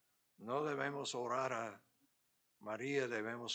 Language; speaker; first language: Spanish; non-native, fluent; English